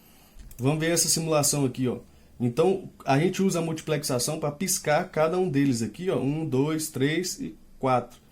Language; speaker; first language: Portuguese; native; Portuguese